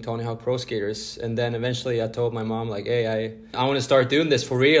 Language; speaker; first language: English; non-native, fluent; Norwegian